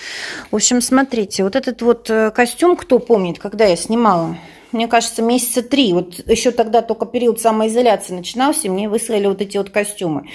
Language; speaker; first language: Russian; native; Russian